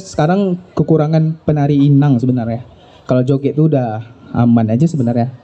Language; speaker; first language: Indonesian; native; Indonesian